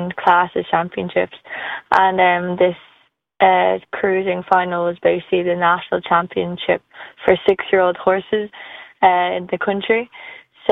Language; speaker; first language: English; native; English